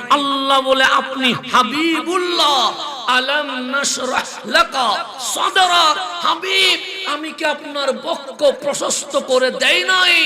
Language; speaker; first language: Bangla; non-native, local second language; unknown